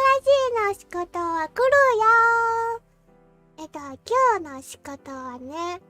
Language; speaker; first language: Japanese; non-native, learner; English